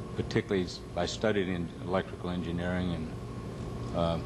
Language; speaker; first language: English; native; English